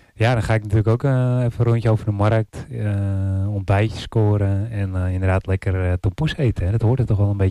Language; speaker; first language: Dutch; native; Dutch